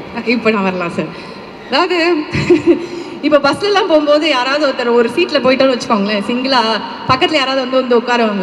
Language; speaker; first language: Tamil; native; Tamil